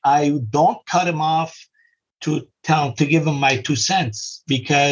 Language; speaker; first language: English; non-native, fluent; Arabic